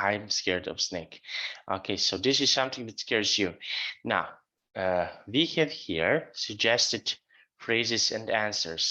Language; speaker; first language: English; non-native, fluent; Serbian